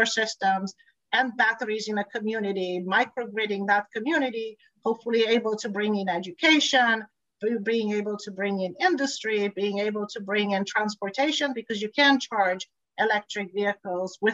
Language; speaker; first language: English; non-native, local second language; Bulgarian